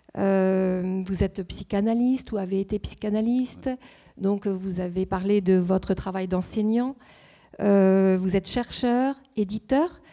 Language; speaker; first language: French; native; French